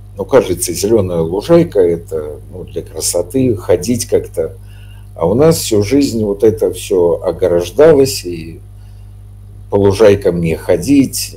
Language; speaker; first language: Russian; native; Russian